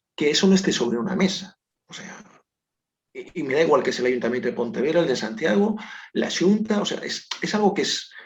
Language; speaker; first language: Spanish; non-native, local second language; Galician